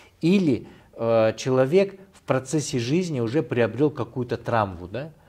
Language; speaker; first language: Russian; non-native, local second language; Kyrgyz